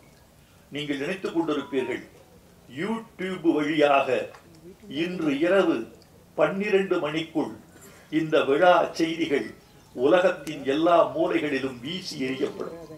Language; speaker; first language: Tamil; native; Tamil